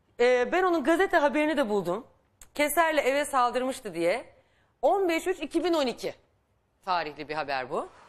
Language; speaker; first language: Turkish; native; Turkish